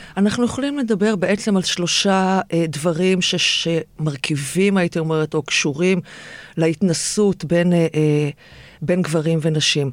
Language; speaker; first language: Hebrew; native; Hebrew